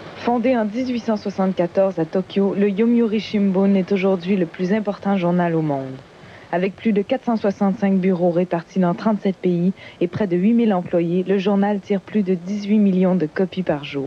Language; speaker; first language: French; native; French